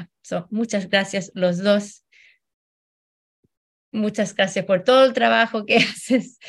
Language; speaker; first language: Spanish; early bilingual, heritage; Spanish